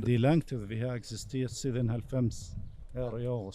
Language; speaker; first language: Danish; non-native, fluent; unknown